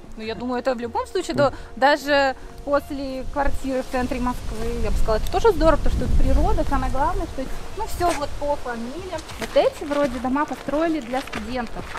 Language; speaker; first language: Russian; native; Russian